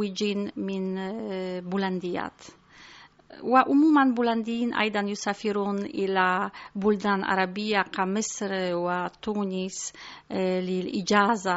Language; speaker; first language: Arabic; non-native, fluent; Polish